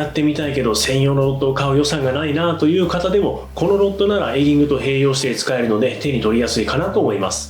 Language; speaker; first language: Japanese; native; Japanese